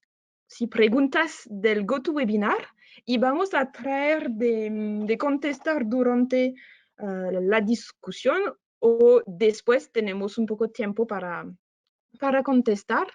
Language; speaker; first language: Spanish; non-native, fluent; French